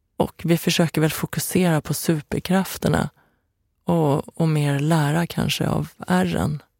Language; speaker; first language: Swedish; early bilingual, other home language; Persian